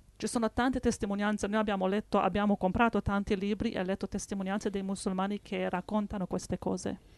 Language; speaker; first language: Italian; non-native, fluent; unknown